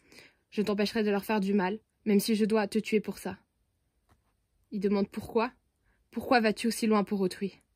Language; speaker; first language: French; native; French